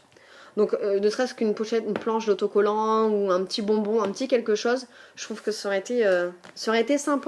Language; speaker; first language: French; native; French